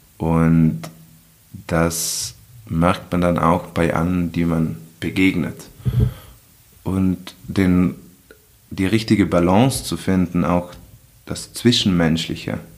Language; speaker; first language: German; non-native, local second language; Ladin